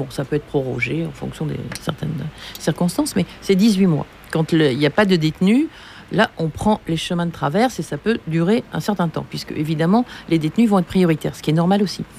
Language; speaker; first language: French; native; French